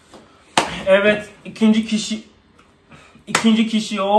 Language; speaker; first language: Turkish; non-native, learner; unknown